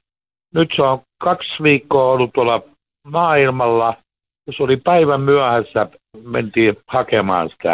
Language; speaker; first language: Finnish; native; Finnish